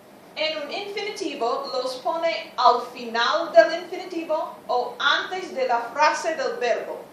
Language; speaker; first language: Spanish; non-native, fluent; English